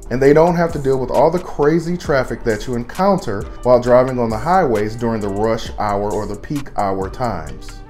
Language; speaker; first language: English; native; English